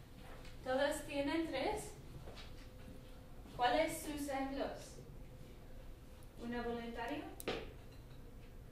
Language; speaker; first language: Spanish; non-native, learner; English